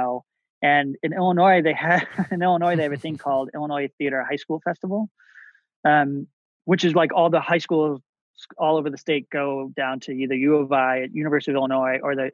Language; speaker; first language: English; native; English